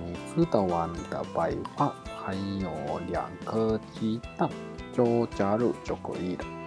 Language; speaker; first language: Chinese; non-native, fluent; Japanese